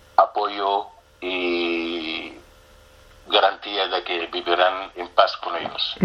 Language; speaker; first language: Spanish; non-native, fluent; Arabic